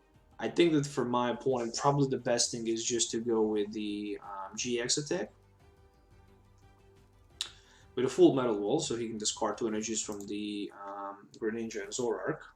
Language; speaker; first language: English; non-native, fluent; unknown